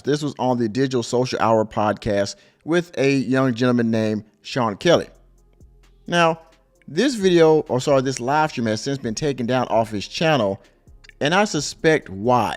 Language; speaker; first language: English; native; English